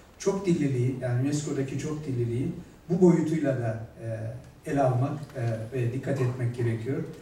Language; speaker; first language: Turkish; native; Turkish